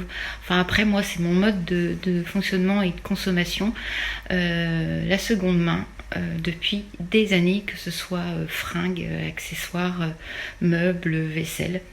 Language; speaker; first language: French; native; French